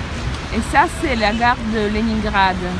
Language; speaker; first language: French; non-native, fluent; Russian